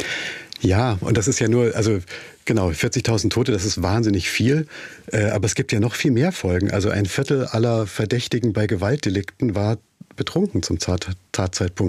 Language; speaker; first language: German; native; German